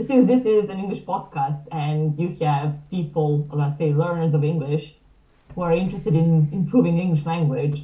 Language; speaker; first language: English; non-native, fluent; Serbian